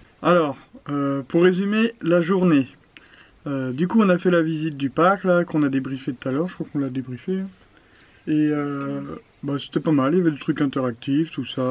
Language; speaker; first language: French; native; French